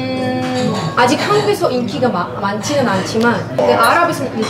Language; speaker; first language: Korean; non-native, fluent; Arabic